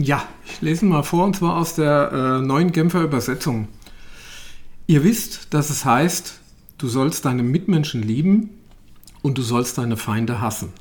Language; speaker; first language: German; native; German